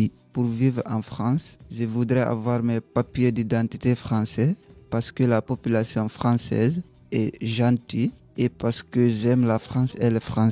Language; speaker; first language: French; non-native, learner; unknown